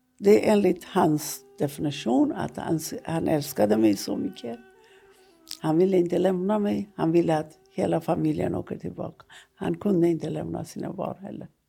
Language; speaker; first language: Swedish; non-native, fluent; Persian